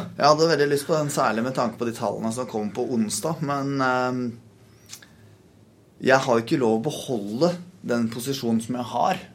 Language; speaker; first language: Norwegian; native; Norwegian